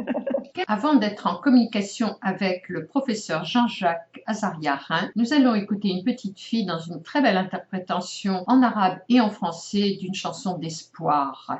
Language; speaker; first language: French; native; French